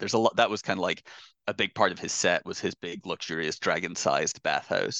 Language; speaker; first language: English; native; English